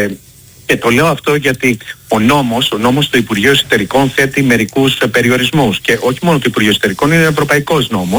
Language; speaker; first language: Greek; native; Greek